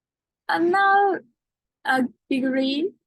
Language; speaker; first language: English; non-native, learner; Japanese